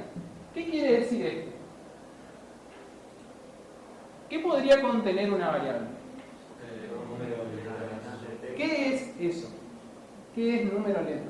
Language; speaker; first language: Spanish; native; Spanish